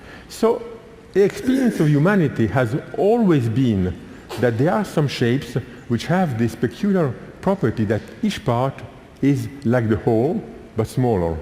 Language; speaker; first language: English; non-native, fluent; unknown